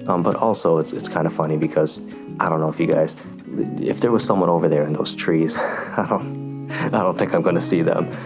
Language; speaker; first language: English; native; English